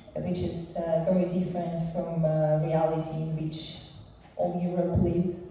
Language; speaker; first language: English; non-native, fluent; Ukrainian